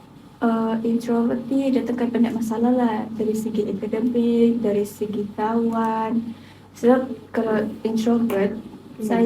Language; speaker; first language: Malay; native; Malay